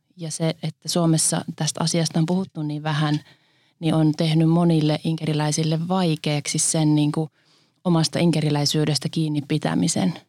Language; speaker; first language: Finnish; native; Finnish